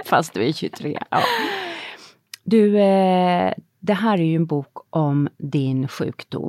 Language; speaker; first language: Swedish; native; Swedish